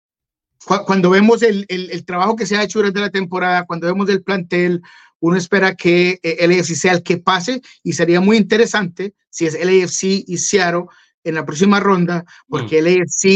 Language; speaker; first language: Spanish; native; Spanish